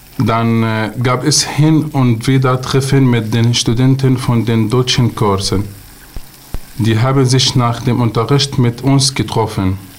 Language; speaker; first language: German; non-native, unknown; Arabic